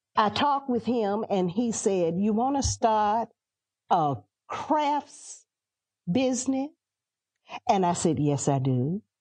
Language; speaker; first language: English; native; English